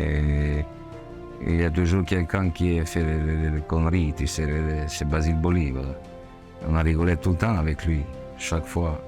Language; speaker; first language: French; non-native, fluent; Serbian